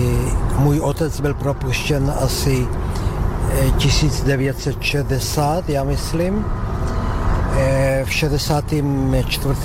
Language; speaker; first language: Czech; non-native, local second language; Slovak